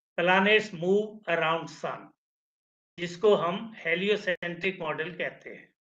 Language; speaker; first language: Hindi; native; Hindi